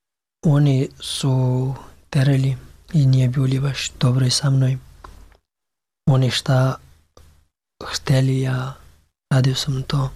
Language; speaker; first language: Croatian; non-native, learner; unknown